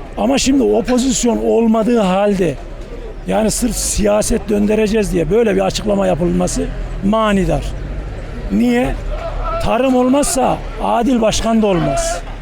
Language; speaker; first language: Turkish; native; Turkish